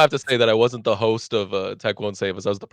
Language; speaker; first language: English; native; English